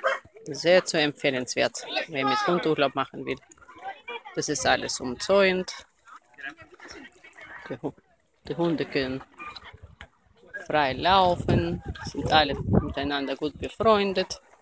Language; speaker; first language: German; non-native, learner; Russian